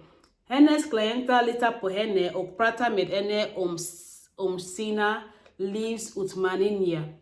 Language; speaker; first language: Swedish; non-native, learner; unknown